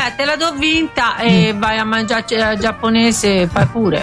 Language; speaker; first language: Italian; native; Italian